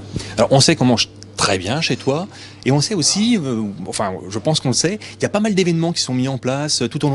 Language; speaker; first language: French; native; French